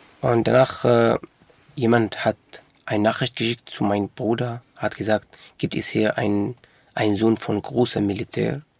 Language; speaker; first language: German; non-native, local second language; Arabic